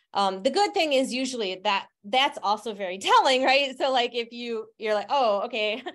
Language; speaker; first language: English; native; English